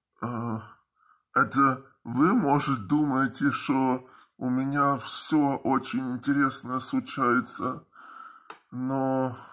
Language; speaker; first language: Russian; early bilingual, heritage; Russian